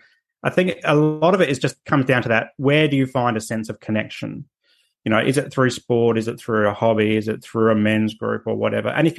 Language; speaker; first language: English; native; English